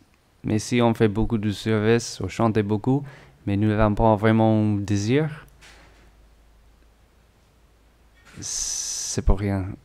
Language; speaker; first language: French; non-native, learner; English